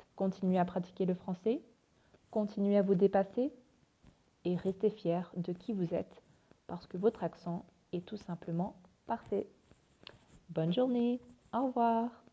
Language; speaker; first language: French; native; French